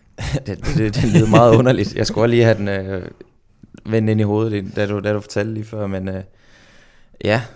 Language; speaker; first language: Danish; native; Danish